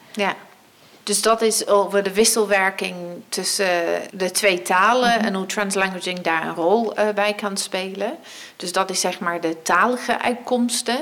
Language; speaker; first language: Dutch; non-native, fluent; English